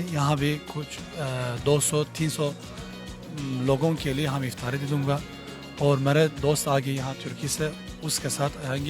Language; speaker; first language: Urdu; non-native, learner; Turkish